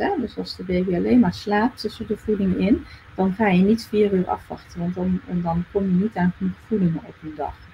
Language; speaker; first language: Dutch; native; Dutch